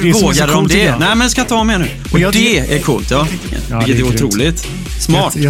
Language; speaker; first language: Swedish; native; Swedish